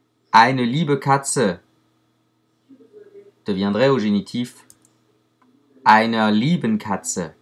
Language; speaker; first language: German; non-native, fluent; French